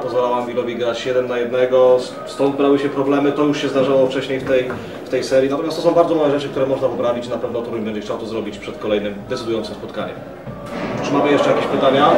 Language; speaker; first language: Polish; native; Polish